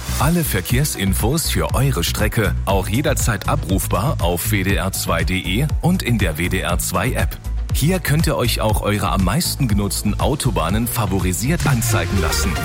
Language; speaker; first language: German; native; German